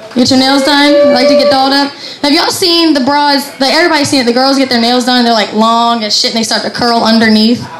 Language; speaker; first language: English; native; English